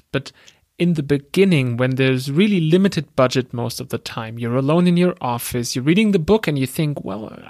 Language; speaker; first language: English; non-native, fluent; German